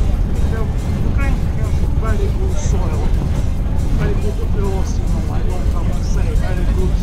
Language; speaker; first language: English; non-native, learner; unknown